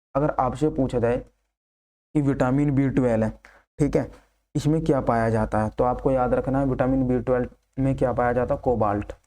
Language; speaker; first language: Hindi; native; Hindi